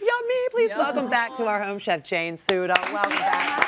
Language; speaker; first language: English; native; English